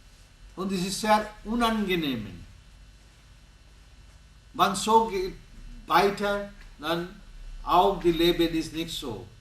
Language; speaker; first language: German; non-native, learner; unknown